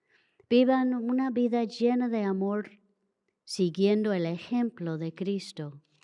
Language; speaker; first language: Spanish; native; Spanish